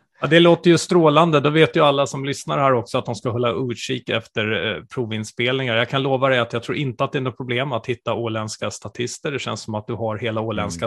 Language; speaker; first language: Swedish; native; Swedish